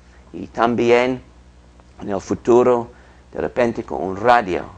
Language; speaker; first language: Spanish; non-native, fluent; English